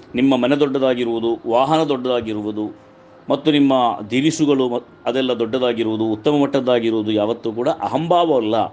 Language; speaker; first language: Kannada; non-native, local second language; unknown